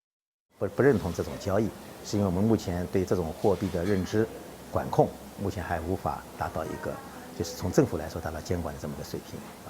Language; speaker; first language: Chinese; native; Chinese